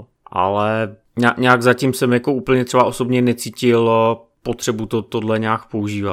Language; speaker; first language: Czech; native; Czech